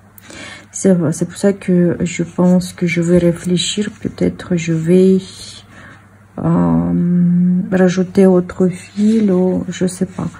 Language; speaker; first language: French; non-native, fluent; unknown